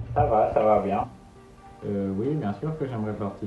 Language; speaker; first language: French; non-native, fluent; Spanish